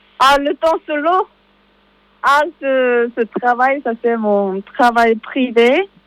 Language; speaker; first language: French; non-native, learner; Korean